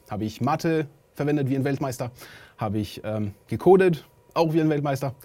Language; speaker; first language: German; non-native, fluent; French